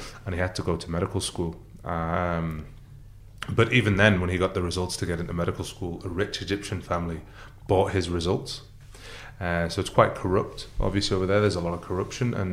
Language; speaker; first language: English; early bilingual, other home language; Arabic